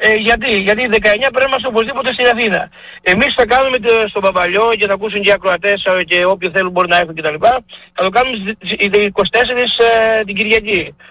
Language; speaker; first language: Greek; native; Greek